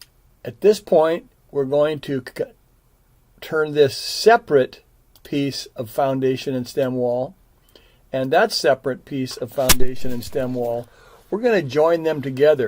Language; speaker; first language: English; native; English